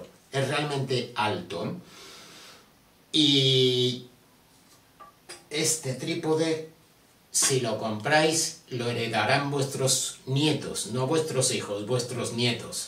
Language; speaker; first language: Spanish; native; Spanish